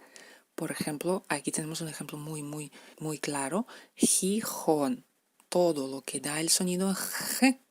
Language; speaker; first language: Spanish; non-native, fluent; Russian